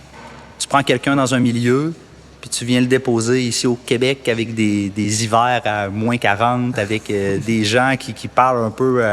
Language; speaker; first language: French; native; French